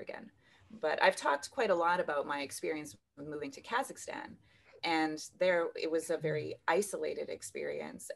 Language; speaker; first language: English; native; English